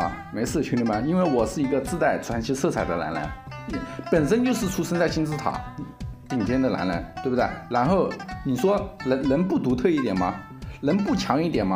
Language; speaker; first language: Chinese; native; Chinese